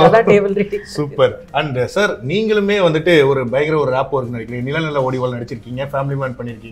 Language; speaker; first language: Tamil; native; Tamil